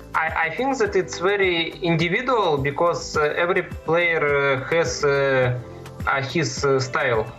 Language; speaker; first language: English; non-native, learner; Russian